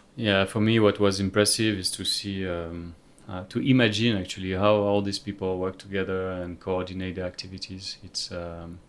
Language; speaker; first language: English; non-native, fluent; French